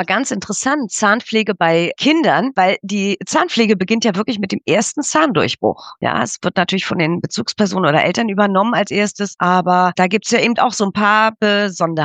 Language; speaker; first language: German; native; German